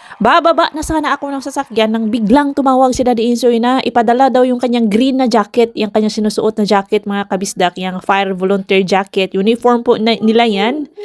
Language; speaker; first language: Filipino; non-native, local second language; Cebuano